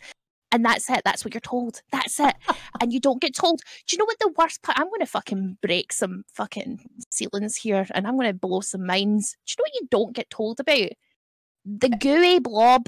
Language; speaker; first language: English; native; English